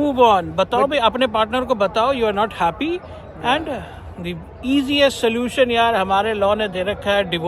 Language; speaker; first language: Hindi; non-native, local second language; Malayalam